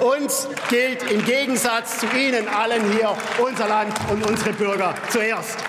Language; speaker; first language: German; native; German